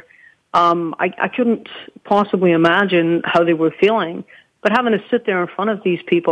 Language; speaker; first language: English; native; English